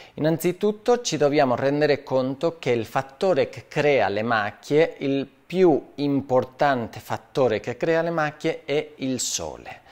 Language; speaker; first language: Italian; non-native, fluent; Spanish